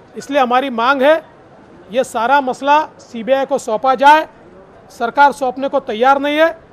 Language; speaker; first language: Hindi; non-native, local second language; Marathi